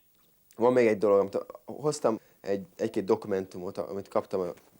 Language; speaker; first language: Hungarian; native; Hungarian